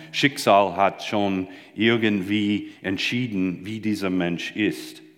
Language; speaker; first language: German; non-native, fluent; English